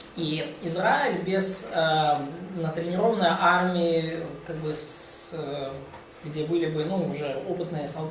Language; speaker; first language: Russian; native; Russian